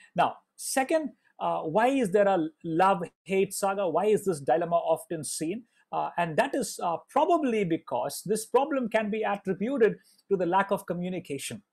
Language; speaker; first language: English; non-native, local second language; Malayalam